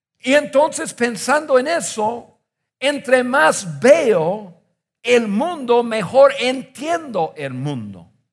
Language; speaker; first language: Spanish; non-native, fluent; English